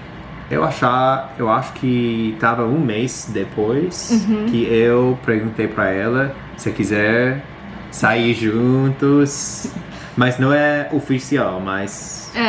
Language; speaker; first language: Portuguese; non-native, learner; English